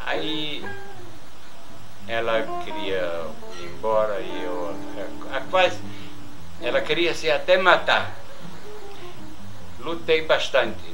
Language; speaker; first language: Portuguese; non-native, fluent; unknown